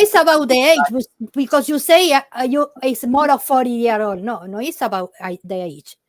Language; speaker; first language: English; non-native, learner; Spanish